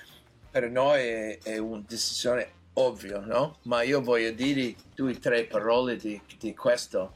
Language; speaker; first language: Italian; non-native, learner; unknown